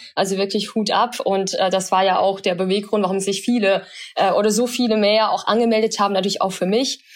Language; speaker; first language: German; early bilingual, other home language; Chinese